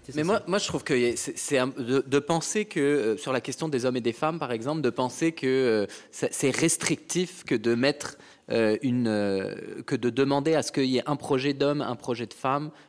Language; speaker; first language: French; native; French